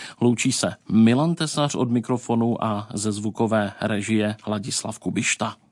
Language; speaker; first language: Czech; native; Czech